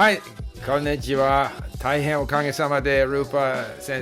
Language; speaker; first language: Japanese; non-native, fluent; English